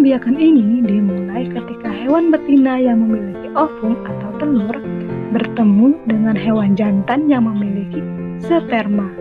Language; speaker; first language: Indonesian; native; Indonesian